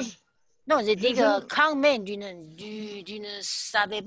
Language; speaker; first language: French; non-native, learner; Chinese